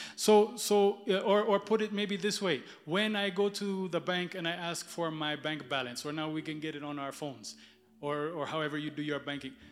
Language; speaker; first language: English; early bilingual, other home language; Amharic